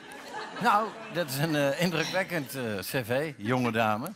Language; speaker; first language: Dutch; native; Dutch